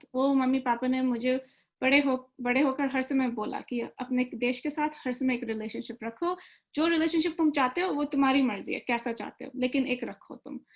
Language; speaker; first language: Hindi; early bilingual, other home language; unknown